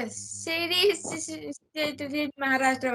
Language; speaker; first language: English; non-native, learner; Marathi